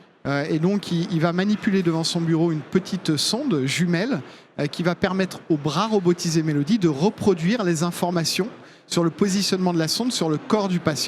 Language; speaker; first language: French; native; French